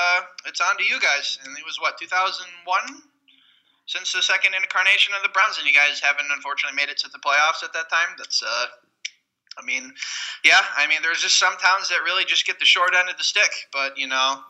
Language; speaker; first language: English; native; English